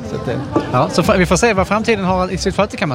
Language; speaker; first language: Swedish; native; Swedish